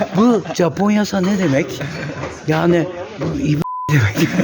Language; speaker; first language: Turkish; non-native, learner; Japanese